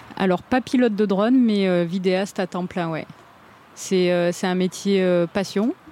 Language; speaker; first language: French; native; French